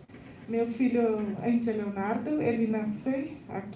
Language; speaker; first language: Portuguese; non-native, learner; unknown